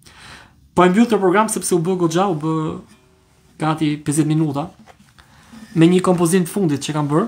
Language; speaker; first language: Albanian; native; Albanian